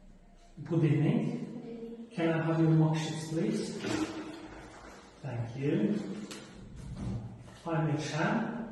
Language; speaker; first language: English; non-native, fluent; Azerbaijani